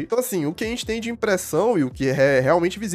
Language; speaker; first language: Portuguese; native; Portuguese